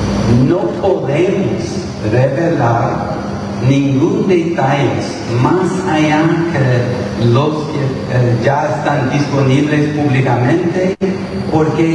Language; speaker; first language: Spanish; non-native, fluent; English